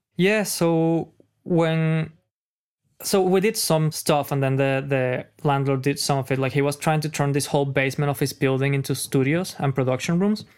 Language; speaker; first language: English; non-native, fluent; Spanish